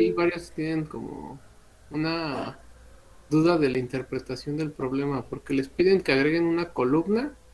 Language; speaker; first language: Spanish; native; Spanish